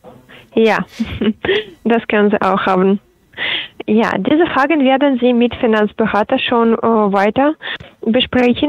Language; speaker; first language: German; non-native, learner; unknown